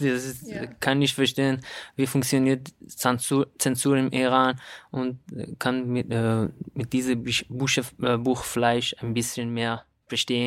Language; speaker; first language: German; non-native, learner; Persian